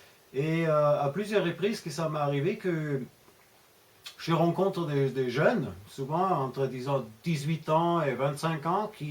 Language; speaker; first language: French; non-native, fluent; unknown